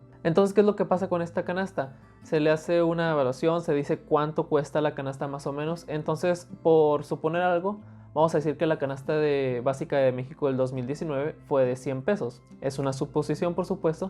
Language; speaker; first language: Spanish; native; Spanish